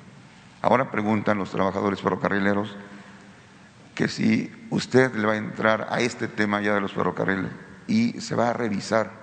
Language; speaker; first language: Spanish; native; Spanish